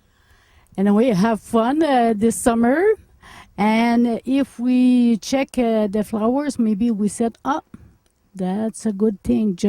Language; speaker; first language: English; non-native, local second language; French